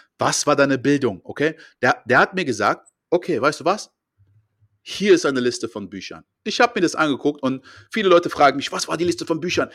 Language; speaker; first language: German; early bilingual, heritage; French